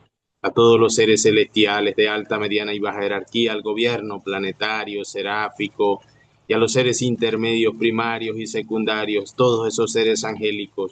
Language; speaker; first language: Spanish; native; Spanish